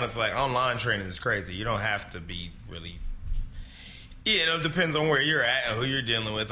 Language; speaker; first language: English; native; English